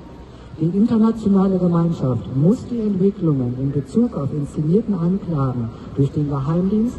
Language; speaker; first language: German; non-native, learner; Baluchi